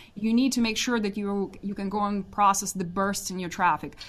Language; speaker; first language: English; non-native, fluent; Russian